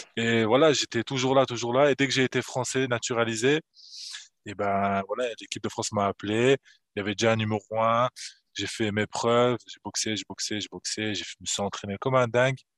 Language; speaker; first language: French; early bilingual, other home language; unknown